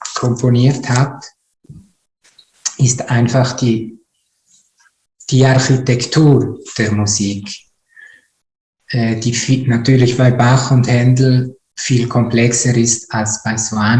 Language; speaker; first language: German; non-native, fluent; Italian